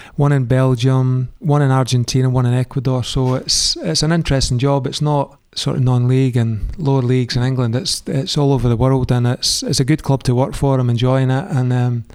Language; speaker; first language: English; native; English